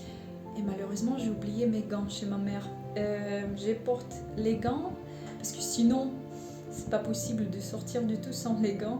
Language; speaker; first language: French; non-native, learner; Russian